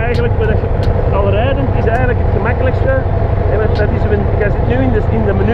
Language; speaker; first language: Dutch; native; Dutch